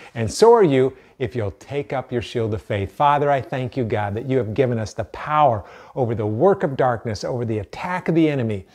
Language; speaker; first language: English; native; English